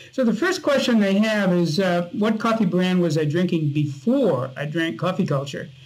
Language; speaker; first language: English; native; English